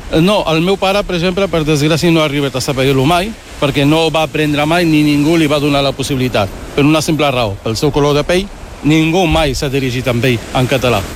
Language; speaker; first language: Catalan; early bilingual, other home language; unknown